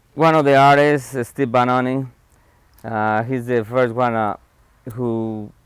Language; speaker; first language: English; non-native, fluent; Spanish